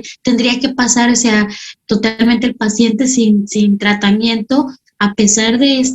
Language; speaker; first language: Spanish; native; Spanish